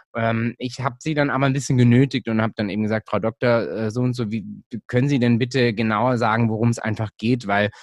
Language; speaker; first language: German; native; German